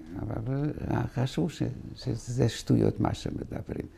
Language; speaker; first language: Hebrew; non-native, fluent; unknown